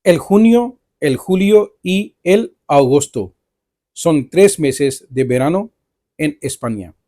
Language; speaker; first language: Spanish; non-native, fluent; Urdu